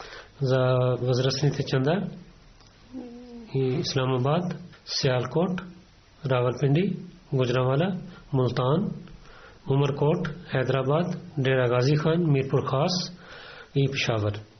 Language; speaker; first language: Bulgarian; non-native, fluent; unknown